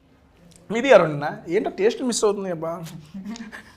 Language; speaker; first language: Telugu; native; Telugu